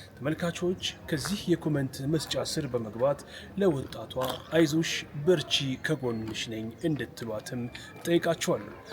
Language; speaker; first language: Amharic; native; Amharic